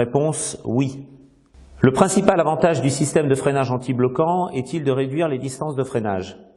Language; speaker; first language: French; native; French